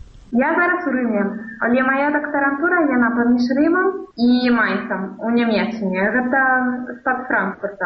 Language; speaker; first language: Belarusian; non-native, fluent; Italian